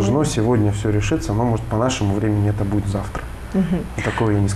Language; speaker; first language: Russian; native; Russian